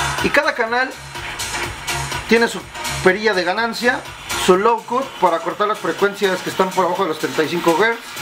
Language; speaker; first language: Spanish; native; Spanish